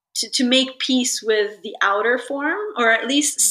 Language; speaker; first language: English; early bilingual, other home language; Italian